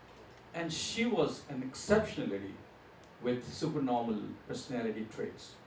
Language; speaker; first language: English; non-native, local second language; Gujarati